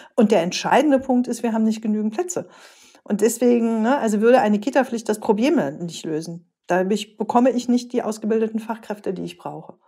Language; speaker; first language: German; native; German